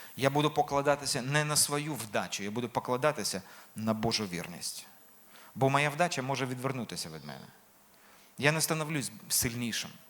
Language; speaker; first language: Ukrainian; non-native, local second language; Russian